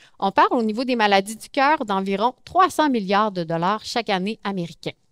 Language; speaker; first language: French; native; French